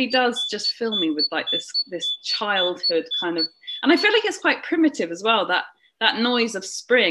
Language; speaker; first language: English; native; English